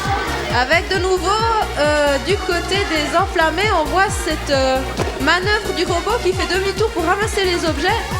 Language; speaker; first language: French; native; French